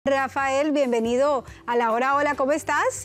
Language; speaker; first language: Spanish; native; Spanish